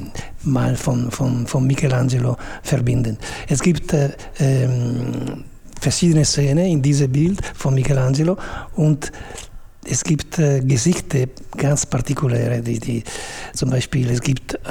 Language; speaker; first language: German; non-native, fluent; Italian